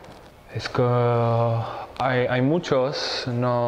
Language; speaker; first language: Spanish; non-native, fluent; Czech